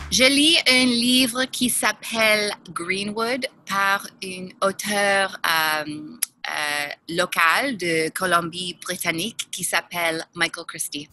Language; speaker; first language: French; non-native, local second language; English